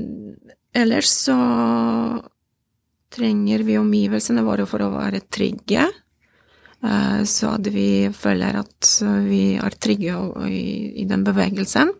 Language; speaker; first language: Norwegian; non-native, fluent; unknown